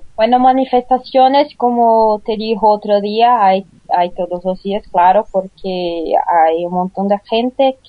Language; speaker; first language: Spanish; non-native, learner; Portuguese